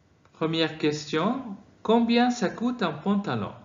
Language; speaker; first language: French; non-native, fluent; Arabic